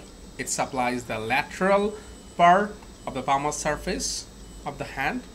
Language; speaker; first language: English; non-native, local second language; Bangla